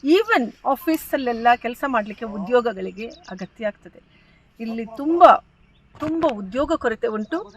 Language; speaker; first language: Kannada; non-native, local second language; Konkani